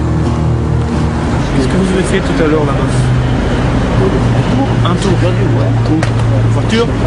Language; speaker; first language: French; native; French